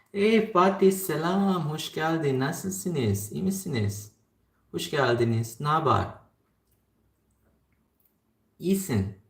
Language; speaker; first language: Turkish; non-native, learner; Filipino